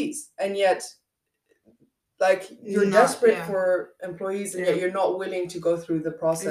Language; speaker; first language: English; non-native, local second language; Dutch